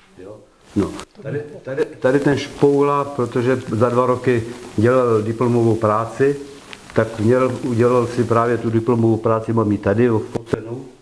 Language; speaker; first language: Czech; early bilingual, heritage; Czech